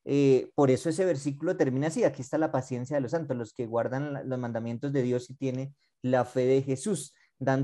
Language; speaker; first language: Spanish; native; Spanish